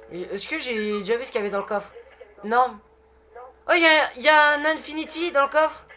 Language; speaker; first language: French; native; French